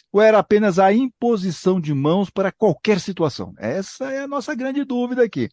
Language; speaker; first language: Portuguese; native; Portuguese